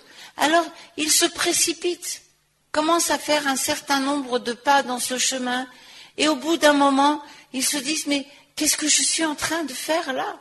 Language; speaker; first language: French; native; French